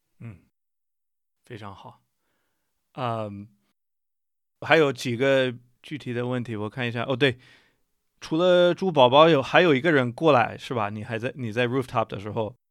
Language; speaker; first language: Chinese; non-native, fluent; English